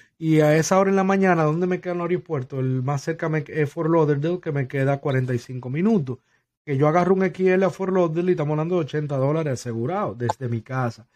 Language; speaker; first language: Spanish; native; Spanish